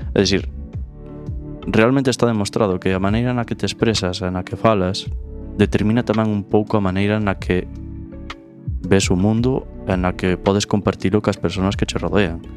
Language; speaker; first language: Galician; native; Galician